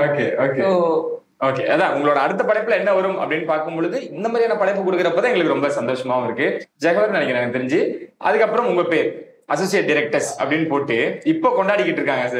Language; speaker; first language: Tamil; native; Tamil